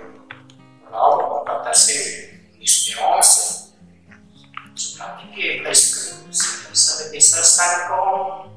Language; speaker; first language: French; non-native, learner; Chinese